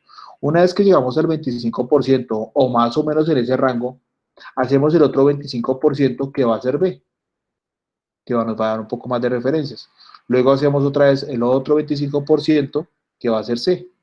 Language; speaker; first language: Spanish; native; Spanish